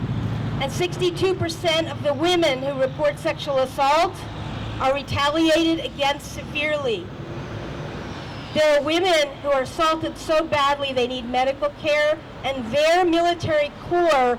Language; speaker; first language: English; native; English